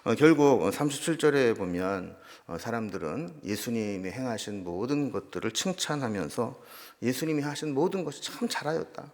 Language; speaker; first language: Korean; native; Korean